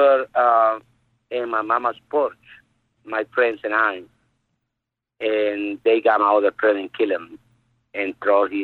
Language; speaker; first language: English; non-native, fluent; Spanish